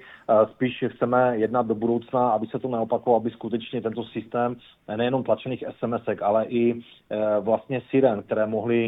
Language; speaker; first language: Czech; native; Czech